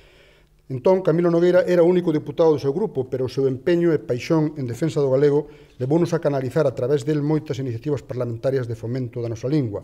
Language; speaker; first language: Galician; native; Galician